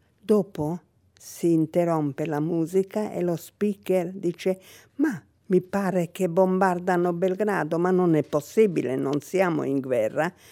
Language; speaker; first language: Italian; non-native, fluent; Hungarian